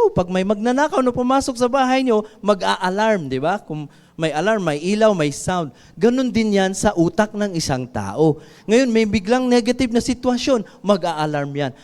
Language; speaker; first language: Filipino; non-native, local second language; Iloko